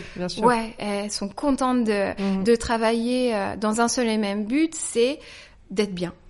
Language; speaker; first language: French; native; French